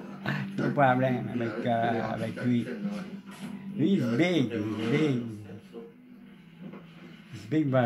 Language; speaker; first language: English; non-native, learner; French